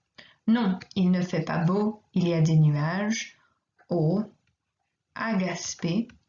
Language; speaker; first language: French; non-native, fluent; English